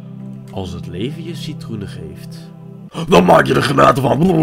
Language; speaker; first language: Dutch; native; Dutch